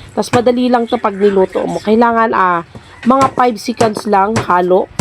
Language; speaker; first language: Filipino; non-native, local second language; Cebuano